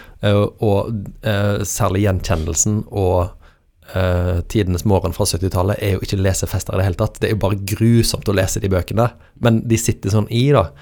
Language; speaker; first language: Norwegian; native; Norwegian